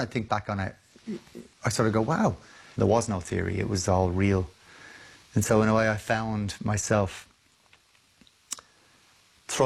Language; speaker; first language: English; native; English